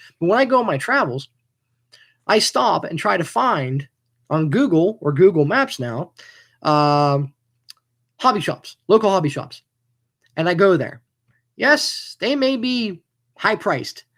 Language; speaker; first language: English; native; English